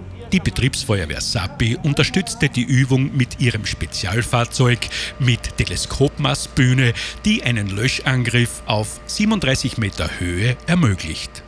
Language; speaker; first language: German; native; German